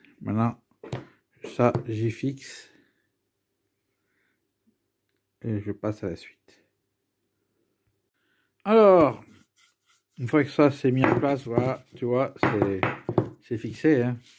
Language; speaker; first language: French; native; French